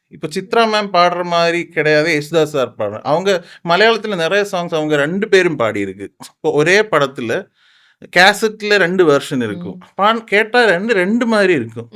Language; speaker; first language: Tamil; non-native, fluent; Malayalam